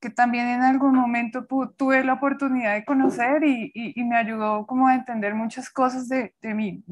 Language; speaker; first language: Spanish; native; Spanish